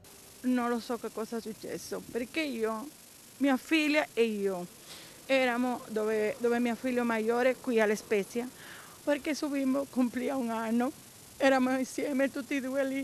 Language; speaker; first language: Italian; non-native, learner; Spanish